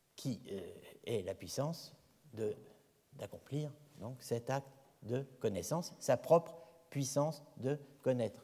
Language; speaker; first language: French; native; French